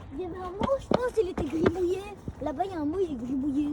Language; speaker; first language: French; native; French